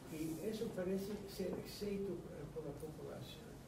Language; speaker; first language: Portuguese; non-native, fluent; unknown